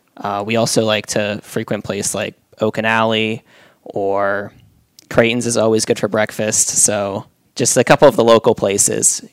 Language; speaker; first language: English; native; English